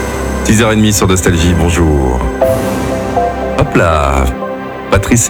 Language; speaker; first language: French; native; French